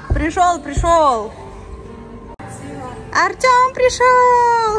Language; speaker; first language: Russian; native; Russian